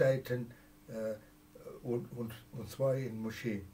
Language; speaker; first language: German; non-native, fluent; Persian